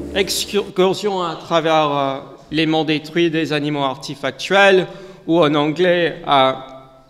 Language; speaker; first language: French; non-native, learner; English